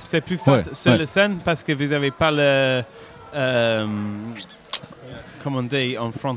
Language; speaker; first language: French; non-native, learner; English